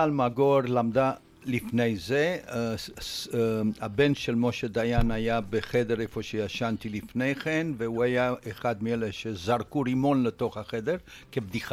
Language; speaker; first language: Hebrew; non-native, fluent; Romanian